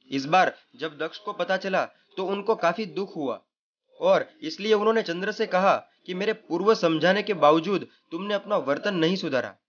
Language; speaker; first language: Hindi; non-native, local second language; Gujarati